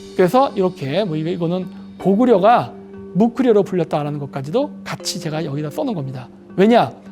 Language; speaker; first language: Korean; native; Korean